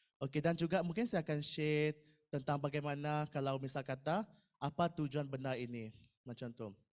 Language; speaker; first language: Malay; non-native, local second language; Iban